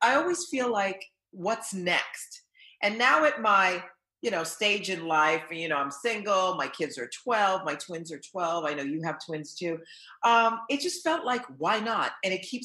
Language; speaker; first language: English; early bilingual, other home language; Haitian Creole